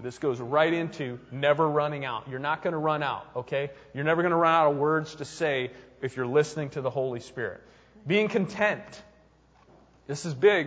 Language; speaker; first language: English; native; English